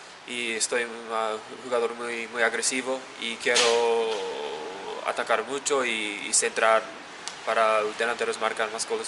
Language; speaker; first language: Spanish; non-native, learner; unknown